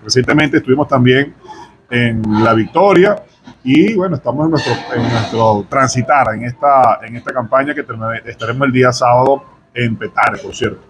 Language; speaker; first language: Spanish; native; Spanish